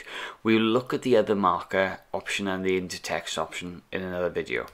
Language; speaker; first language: English; native; English